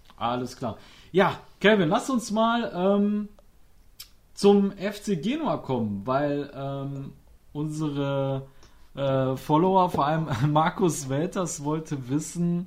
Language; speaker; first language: German; native; German